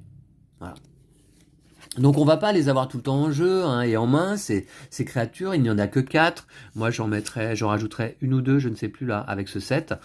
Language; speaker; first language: French; native; French